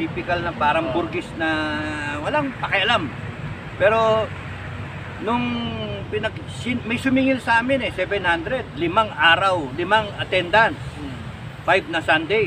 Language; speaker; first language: Filipino; native; Filipino